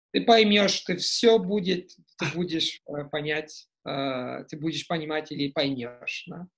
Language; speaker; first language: Russian; non-native, fluent; Italian